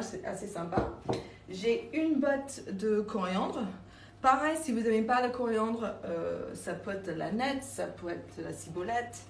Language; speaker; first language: French; non-native, fluent; English